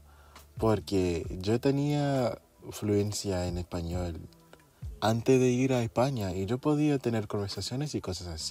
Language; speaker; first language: Spanish; non-native, fluent; English